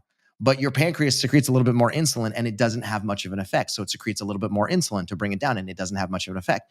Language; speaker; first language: English; native; English